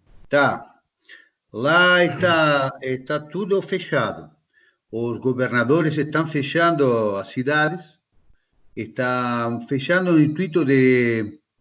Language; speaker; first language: Portuguese; non-native, fluent; Spanish